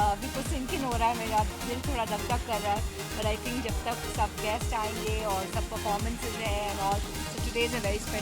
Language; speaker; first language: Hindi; native; Hindi